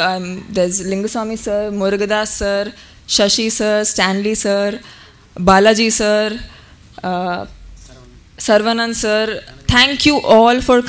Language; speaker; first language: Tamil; non-native, fluent; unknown